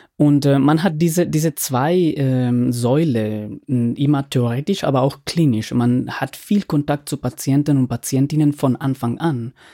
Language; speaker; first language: German; non-native, fluent; Spanish